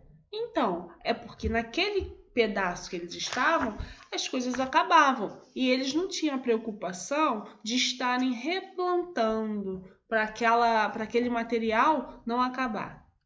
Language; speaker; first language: Portuguese; native; Portuguese